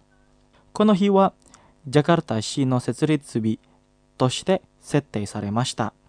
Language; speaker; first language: Japanese; non-native, fluent; Indonesian